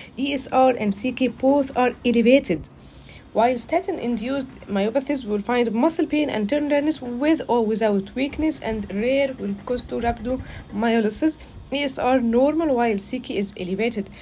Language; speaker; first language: English; non-native, fluent; Arabic